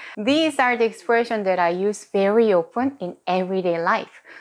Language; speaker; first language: English; non-native, fluent; Korean